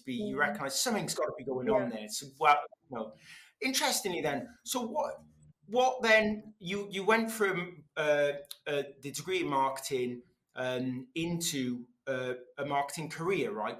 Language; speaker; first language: English; non-native, local second language; Welsh